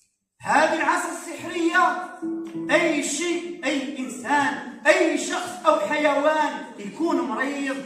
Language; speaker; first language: Arabic; native; Arabic